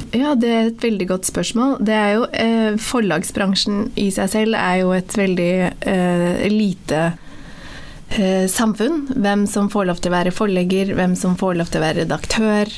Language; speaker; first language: Norwegian; early bilingual, other home language; Somali